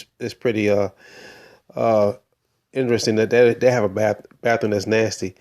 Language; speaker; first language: English; native; English